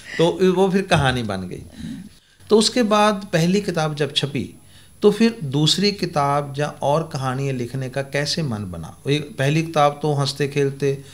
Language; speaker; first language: Hindi; non-native, local second language; Punjabi